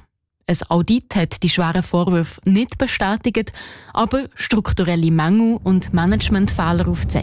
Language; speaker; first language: German; native; German